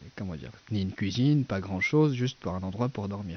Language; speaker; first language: French; non-native, fluent; Persian